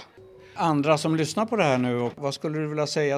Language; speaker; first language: Swedish; native; Swedish